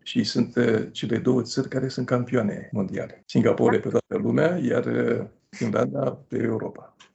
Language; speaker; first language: Romanian; native; Romanian